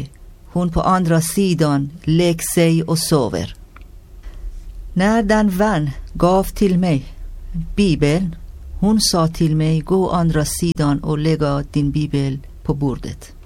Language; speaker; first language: Swedish; non-native, learner; Persian